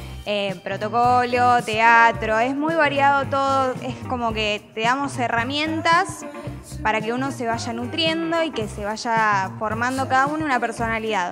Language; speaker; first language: Spanish; native; Spanish